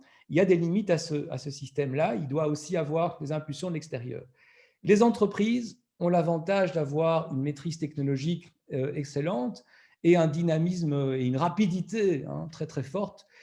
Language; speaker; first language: French; native; French